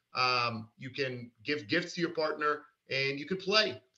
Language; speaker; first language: English; early bilingual, other home language; Hebrew